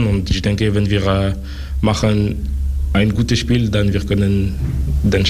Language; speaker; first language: German; non-native, local second language; French